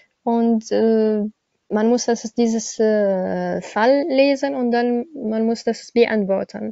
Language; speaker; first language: German; non-native, learner; Arabic